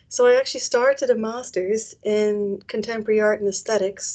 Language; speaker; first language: English; native; English